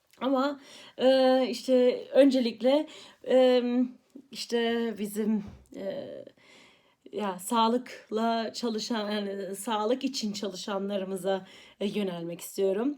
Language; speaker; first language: Turkish; early bilingual, heritage; Turkish